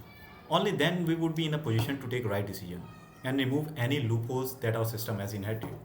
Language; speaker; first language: English; non-native, local second language; Hindi